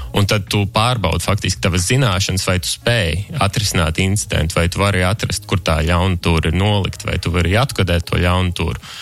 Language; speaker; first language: Latvian; early bilingual, heritage; Latvian